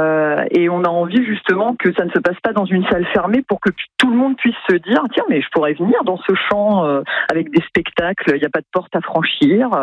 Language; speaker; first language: French; native; French